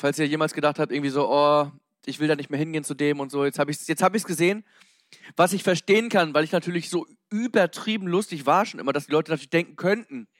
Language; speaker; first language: German; native; German